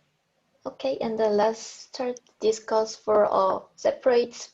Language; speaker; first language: English; non-native, learner; Korean